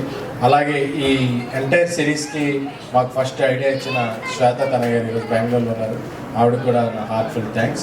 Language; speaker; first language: Telugu; native; Telugu